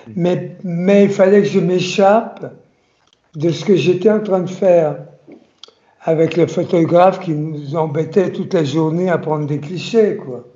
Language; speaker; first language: French; early bilingual, other home language; Italian